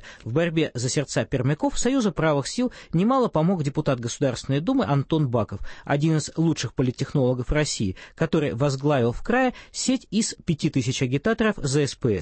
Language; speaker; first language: Russian; native; Russian